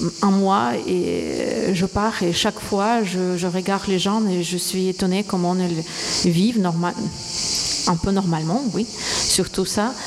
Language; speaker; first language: French; non-native, fluent; Ukrainian